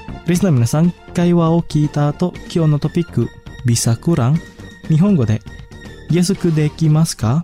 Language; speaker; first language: Japanese; non-native, fluent; Indonesian